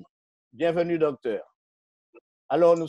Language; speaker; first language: French; native; French